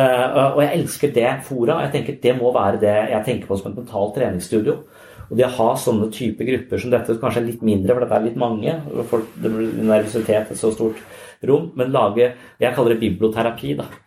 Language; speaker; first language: Norwegian; native; Norwegian